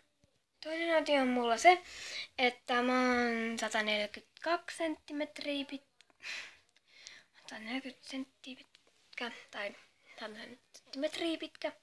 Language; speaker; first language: Finnish; native; Finnish